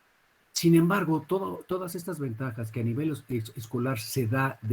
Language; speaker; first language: Spanish; native; Spanish